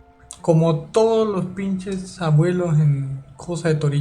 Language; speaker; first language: Spanish; native; Spanish